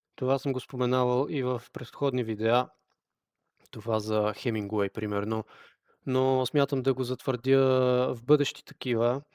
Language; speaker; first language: Bulgarian; native; Bulgarian